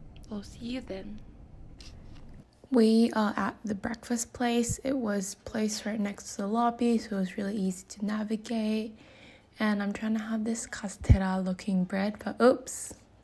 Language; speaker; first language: English; non-native, fluent; Korean